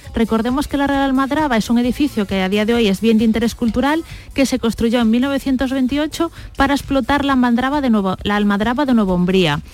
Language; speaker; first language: Spanish; native; Spanish